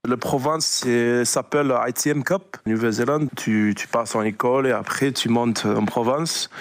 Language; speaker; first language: French; non-native, learner; English